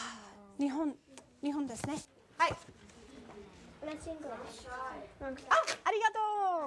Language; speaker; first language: Japanese; non-native, fluent; English